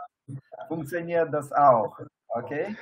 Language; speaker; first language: German; non-native, fluent; Russian